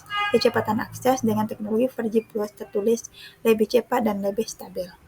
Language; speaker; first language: Indonesian; native; Indonesian